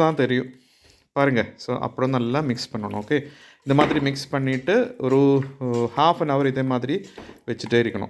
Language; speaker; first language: Tamil; non-native, learner; Malayalam